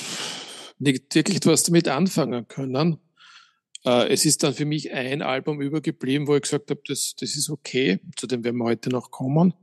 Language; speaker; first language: German; native; German